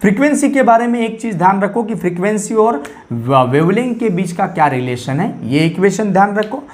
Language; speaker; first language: Hindi; non-native, local second language; Marathi